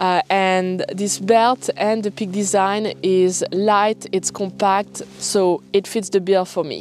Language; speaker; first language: English; non-native, fluent; French